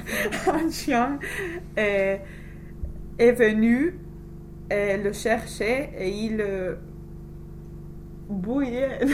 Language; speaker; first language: French; non-native, learner; English